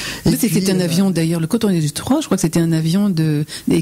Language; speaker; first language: French; native; French